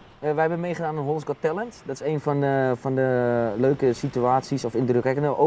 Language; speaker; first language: Dutch; native; Dutch